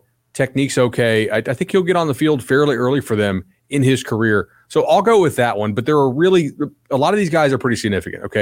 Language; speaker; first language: English; native; English